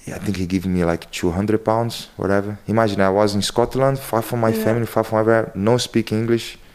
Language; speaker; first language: English; non-native, learner; Portuguese